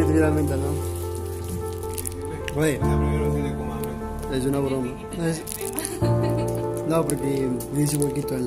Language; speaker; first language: Spanish; native; Spanish